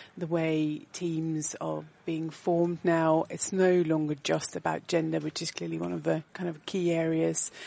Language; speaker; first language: English; non-native, fluent; Dutch